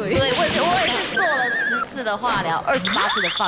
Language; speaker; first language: Chinese; native; Chinese